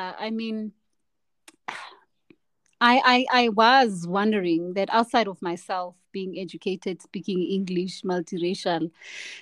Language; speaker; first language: English; non-native, local second language; Xhosa